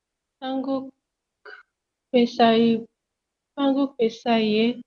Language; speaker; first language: Korean; non-native, learner; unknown